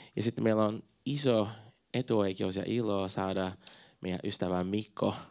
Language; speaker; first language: Finnish; non-native, fluent; Portuguese